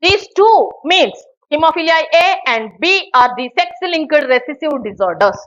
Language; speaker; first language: English; non-native, local second language; Telugu